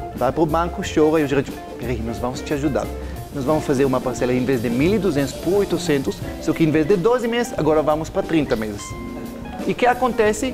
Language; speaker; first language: Portuguese; non-native, fluent; Hebrew